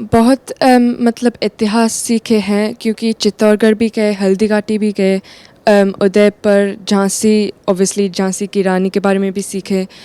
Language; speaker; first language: Hindi; early bilingual, heritage; Hindi